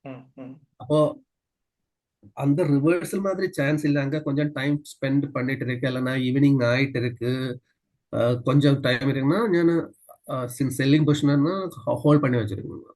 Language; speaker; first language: Tamil; non-native, learner; Malayalam